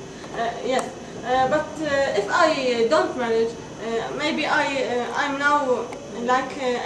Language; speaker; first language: English; non-native, learner; Arabic